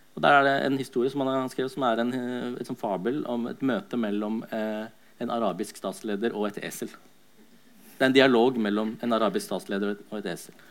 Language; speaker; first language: Norwegian; early bilingual, other home language; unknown